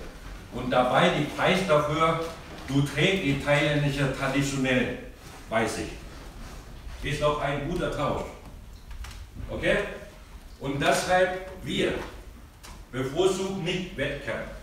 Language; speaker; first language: German; non-native, learner; Thai